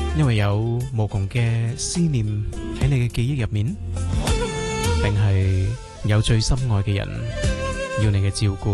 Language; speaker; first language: Chinese; non-native, local second language; Cantonese